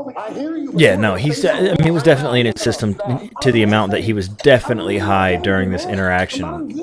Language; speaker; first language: English; native; English